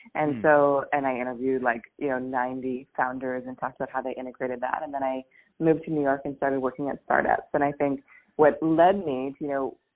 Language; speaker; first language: English; native; English